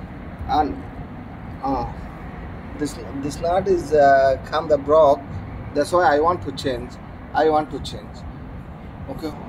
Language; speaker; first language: English; non-native, learner; Bangla